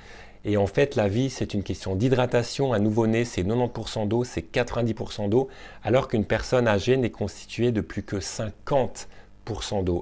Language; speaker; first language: French; native; French